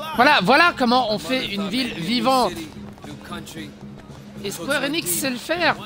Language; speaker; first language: French; native; French